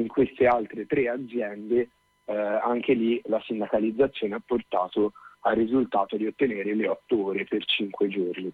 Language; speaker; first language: Italian; native; Italian